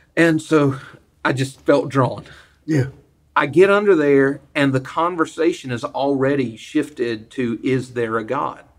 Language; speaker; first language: English; native; English